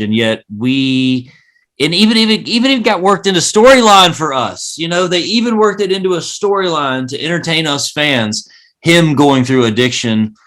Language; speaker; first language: English; native; English